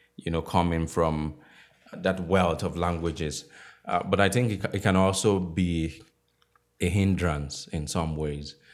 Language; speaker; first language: English; non-native, local second language; Igbo